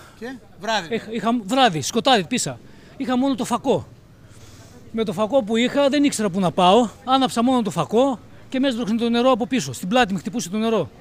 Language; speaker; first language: Greek; native; Greek